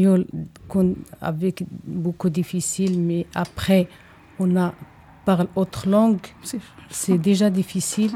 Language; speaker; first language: French; non-native, learner; Arabic